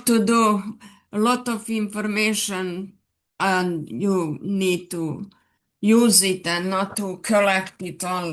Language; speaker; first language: English; non-native, fluent; Serbian